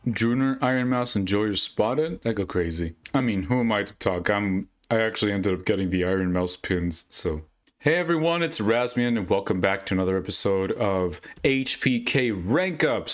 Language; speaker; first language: English; native; English